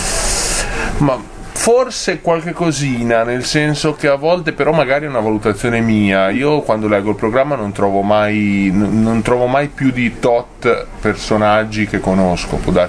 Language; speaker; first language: Italian; native; Italian